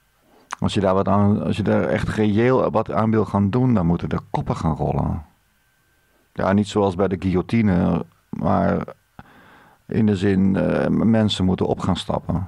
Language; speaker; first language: Dutch; native; Dutch